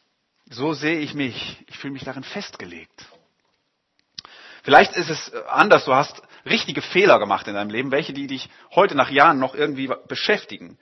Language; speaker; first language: German; native; German